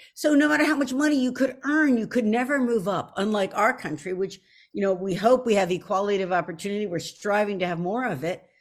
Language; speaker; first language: English; native; English